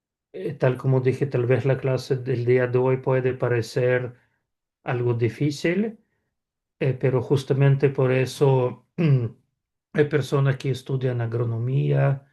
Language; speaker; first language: Spanish; non-native, fluent; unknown